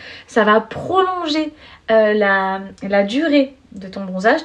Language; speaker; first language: French; native; French